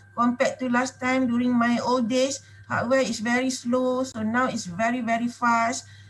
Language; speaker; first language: English; non-native, local second language; Malay